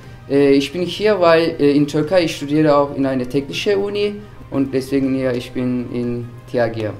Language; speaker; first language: German; non-native, learner; Turkish